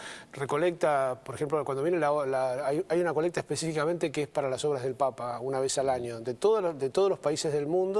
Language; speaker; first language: Spanish; native; Spanish